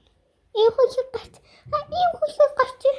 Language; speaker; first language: Mongolian; early bilingual, heritage; Mongolian